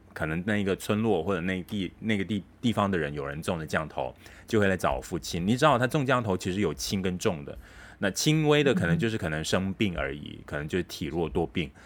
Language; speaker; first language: Chinese; native; Chinese